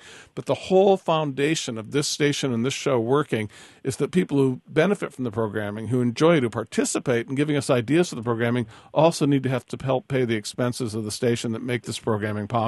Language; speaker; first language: English; native; English